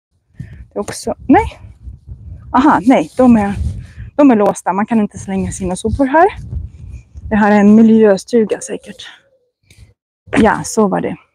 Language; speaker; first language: Swedish; non-native, fluent; Russian